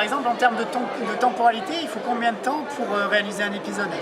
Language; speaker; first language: French; native; French